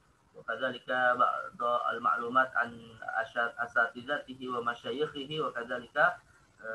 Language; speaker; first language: Arabic; non-native, fluent; Indonesian